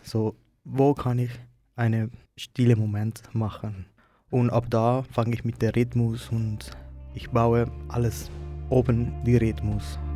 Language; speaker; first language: German; non-native, fluent; Spanish